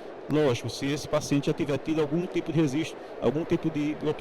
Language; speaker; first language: Portuguese; native; Portuguese